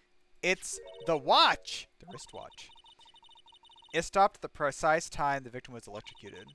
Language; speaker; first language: English; native; English